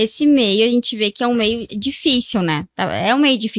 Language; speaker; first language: Portuguese; native; Portuguese